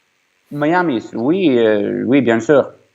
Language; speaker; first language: French; non-native, learner; Ukrainian